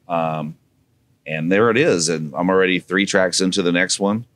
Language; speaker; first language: English; native; English